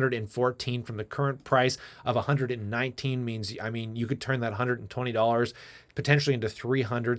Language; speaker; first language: English; native; English